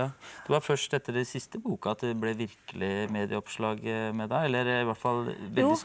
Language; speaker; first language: Norwegian; native; Norwegian